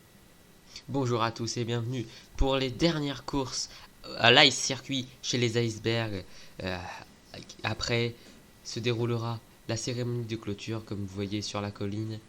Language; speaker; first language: French; native; French